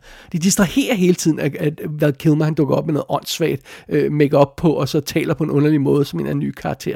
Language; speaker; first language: Danish; native; Danish